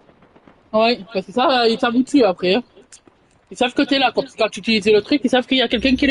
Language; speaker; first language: French; native; French